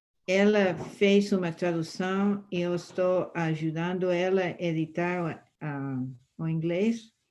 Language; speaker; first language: Portuguese; non-native, fluent; English